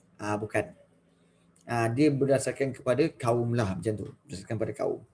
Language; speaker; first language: Malay; native; Malay